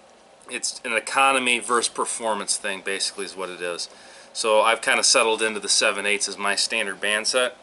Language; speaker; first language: English; native; English